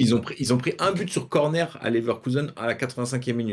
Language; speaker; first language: French; native; French